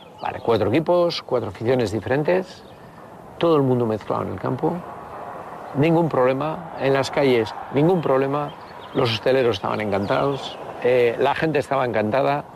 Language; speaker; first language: Spanish; native; Spanish